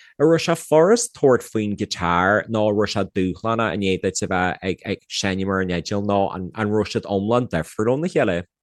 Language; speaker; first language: Irish; native; Irish